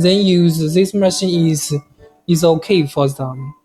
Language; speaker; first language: English; non-native, learner; Chinese